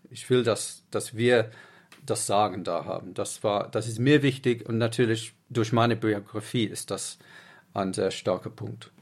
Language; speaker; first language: German; non-native, fluent; English